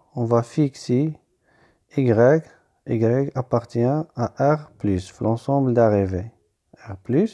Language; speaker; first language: French; non-native, local second language; Arabic